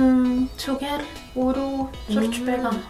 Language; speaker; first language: Mongolian; non-native, learner; Spanish